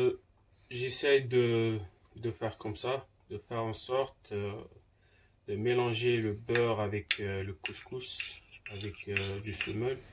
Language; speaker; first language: French; non-native, local second language; Arabic